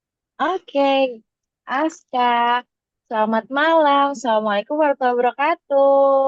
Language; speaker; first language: Indonesian; native; Indonesian